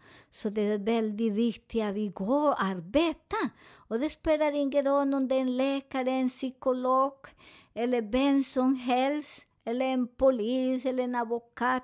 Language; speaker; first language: Swedish; non-native, learner; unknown